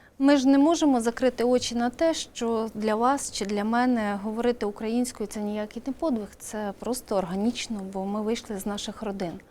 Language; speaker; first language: Ukrainian; native; Ukrainian